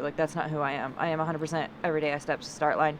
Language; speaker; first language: English; native; English